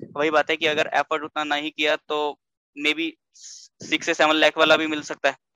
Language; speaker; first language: Hindi; native; Hindi